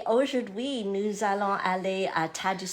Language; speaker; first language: French; non-native, learner; English